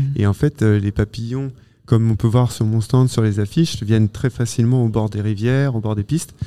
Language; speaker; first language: French; native; French